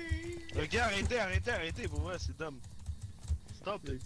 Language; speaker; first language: French; native; French